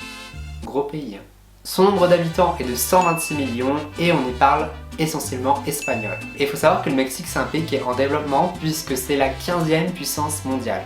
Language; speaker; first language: French; native; French